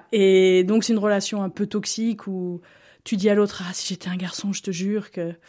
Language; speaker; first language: French; native; French